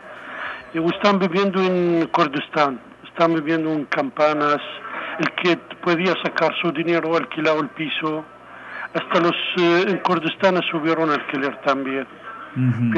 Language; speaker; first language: Spanish; non-native, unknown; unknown